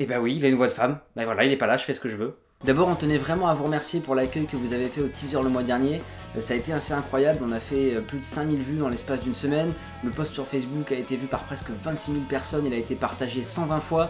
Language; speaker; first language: French; native; French